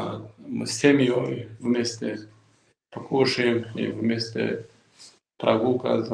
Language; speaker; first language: Russian; non-native, local second language; Kyrgyz